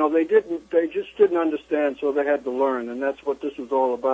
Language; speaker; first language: English; native; English